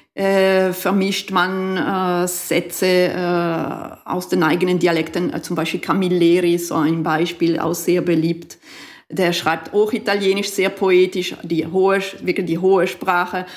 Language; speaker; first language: German; non-native, local second language; Italian